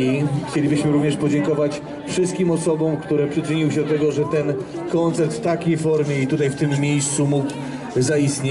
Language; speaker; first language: Polish; native; Polish